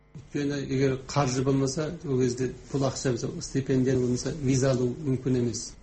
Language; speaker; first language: Kazakh; native; Kazakh